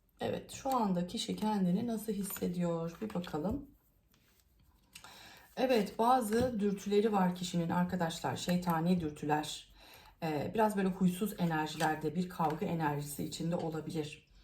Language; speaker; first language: Turkish; native; Turkish